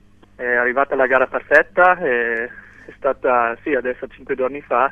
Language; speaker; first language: Italian; non-native, local second language; German